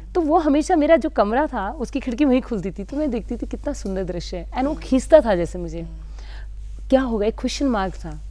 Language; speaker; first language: Hindi; native; Hindi